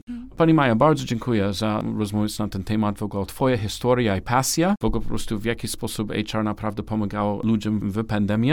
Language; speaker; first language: Polish; non-native, learner; English